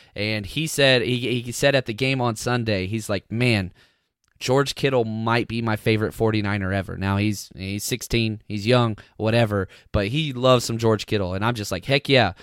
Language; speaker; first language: English; native; English